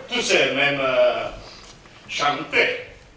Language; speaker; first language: French; non-native, fluent; Italian